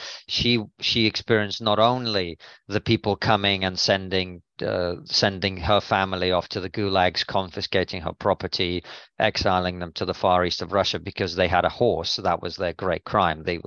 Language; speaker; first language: English; non-native, fluent; Russian